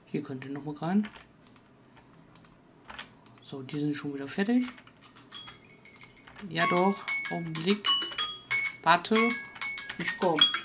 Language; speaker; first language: German; native; German